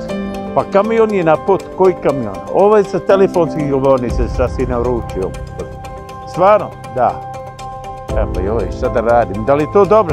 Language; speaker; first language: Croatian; non-native, learner; English